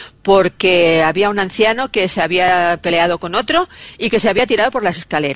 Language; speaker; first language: Spanish; native; Spanish